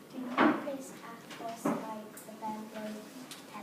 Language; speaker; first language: Welsh; non-native, learner; English